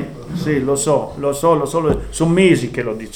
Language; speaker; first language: Italian; non-native, fluent; German